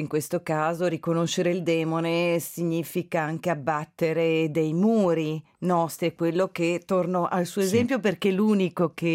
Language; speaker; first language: Italian; native; Italian